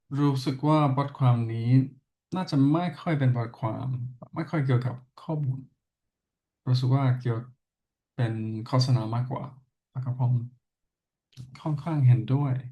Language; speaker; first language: Thai; non-native, learner; English